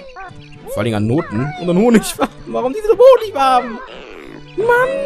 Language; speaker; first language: German; native; German